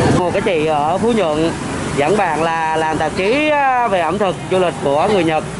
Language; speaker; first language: Vietnamese; native; Vietnamese